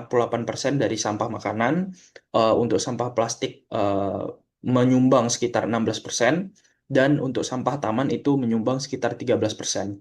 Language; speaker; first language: Indonesian; native; Indonesian